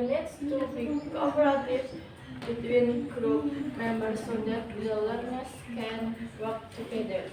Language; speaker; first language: English; non-native, learner; Indonesian